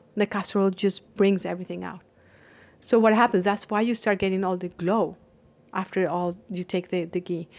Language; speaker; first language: English; non-native, fluent; Spanish